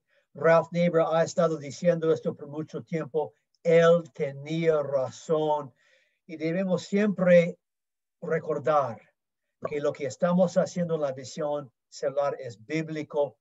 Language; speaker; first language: Spanish; non-native, fluent; English